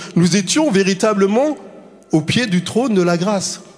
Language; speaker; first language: French; native; French